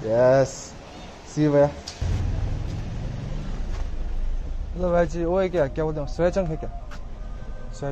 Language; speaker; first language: Hindi; non-native, local second language; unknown